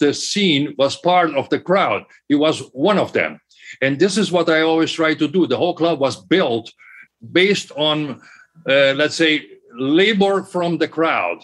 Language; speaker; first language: English; non-native, fluent; German